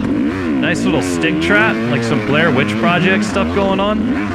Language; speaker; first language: English; native; English